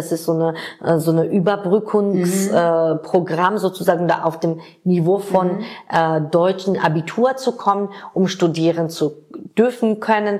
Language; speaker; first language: German; non-native, fluent; Georgian